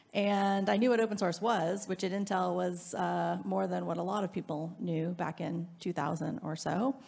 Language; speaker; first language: English; native; English